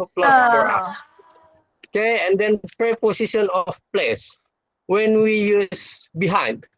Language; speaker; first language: English; non-native, fluent; Indonesian